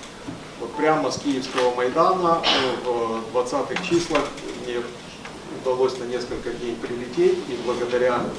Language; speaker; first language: Russian; native; Russian